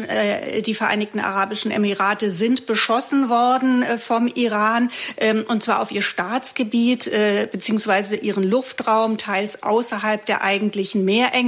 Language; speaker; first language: German; native; German